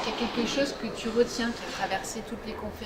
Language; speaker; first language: French; native; French